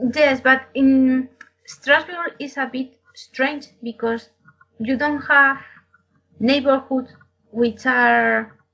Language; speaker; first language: English; non-native, learner; Spanish